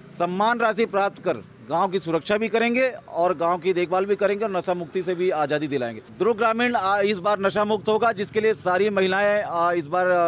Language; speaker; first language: Hindi; native; Hindi